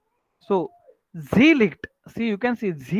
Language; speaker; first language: German; non-native, learner; Marathi